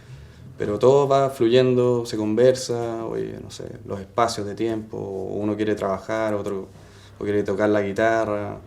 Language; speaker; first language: Spanish; native; Spanish